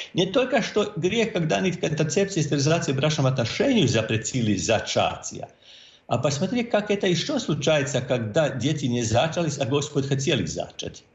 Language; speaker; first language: Russian; non-native, fluent; Croatian